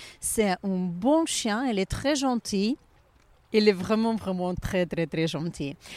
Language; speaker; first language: French; non-native, learner; Ukrainian